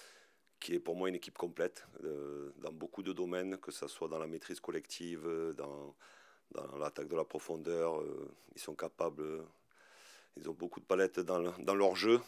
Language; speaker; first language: French; native; French